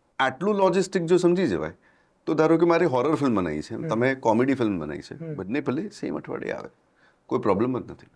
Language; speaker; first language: Gujarati; non-native, local second language; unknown